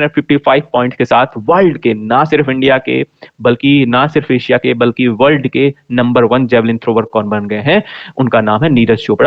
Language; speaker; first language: Hindi; native; Hindi